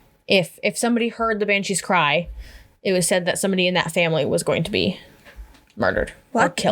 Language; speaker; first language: English; native; English